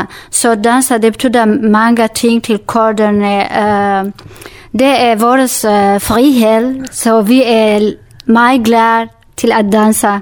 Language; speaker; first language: Danish; non-native, learner; Kurdish